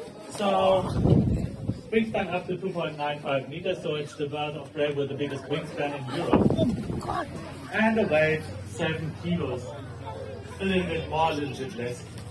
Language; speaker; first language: English; non-native, fluent; German